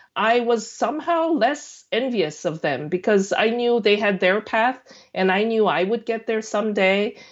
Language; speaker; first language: English; non-native, fluent; Korean